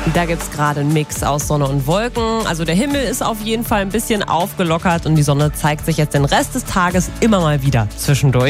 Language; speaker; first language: German; native; German